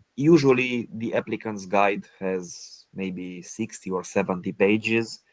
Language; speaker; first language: English; non-native, fluent; Romanian